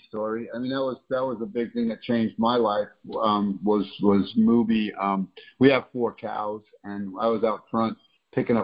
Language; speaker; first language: English; native; English